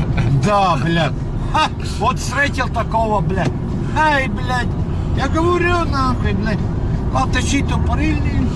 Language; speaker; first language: Russian; native; Russian